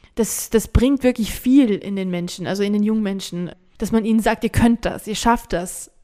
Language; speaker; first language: German; non-native, fluent; Georgian